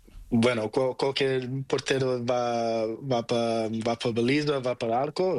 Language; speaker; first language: Spanish; non-native, learner; Portuguese